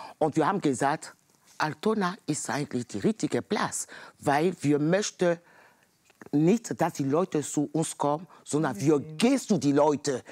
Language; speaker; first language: German; non-native, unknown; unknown